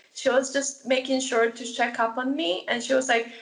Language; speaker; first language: English; non-native, fluent; Spanish